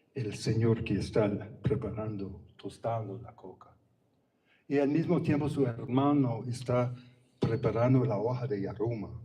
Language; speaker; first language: Spanish; non-native, fluent; English